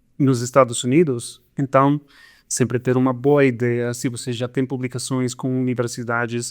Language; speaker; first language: Portuguese; non-native, fluent; Spanish